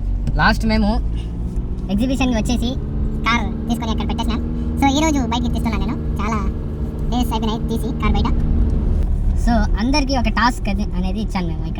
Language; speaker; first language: Telugu; non-native, local second language; Urdu